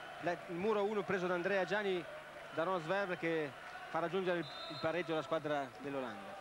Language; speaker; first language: Italian; native; Italian